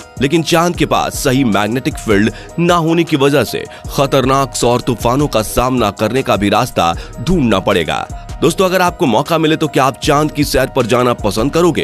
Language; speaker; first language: Hindi; native; Hindi